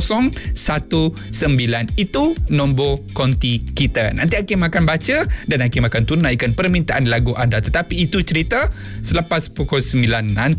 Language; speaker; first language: Malay; native; Malay